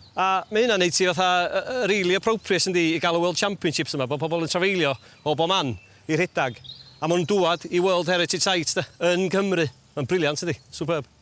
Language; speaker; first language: Welsh; native; Welsh